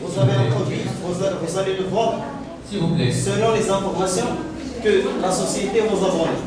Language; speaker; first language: French; non-native, local second language; Arabic